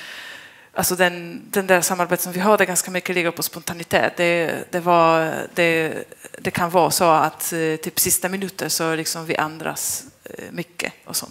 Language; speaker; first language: Swedish; non-native, fluent; Polish